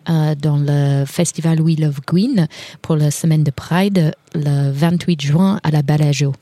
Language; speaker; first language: French; non-native, fluent; English